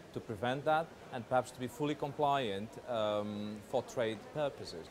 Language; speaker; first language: English; non-native, fluent; Portuguese